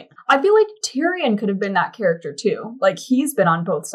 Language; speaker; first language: English; native; English